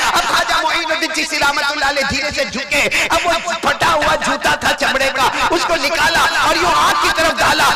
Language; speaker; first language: Urdu; native; Urdu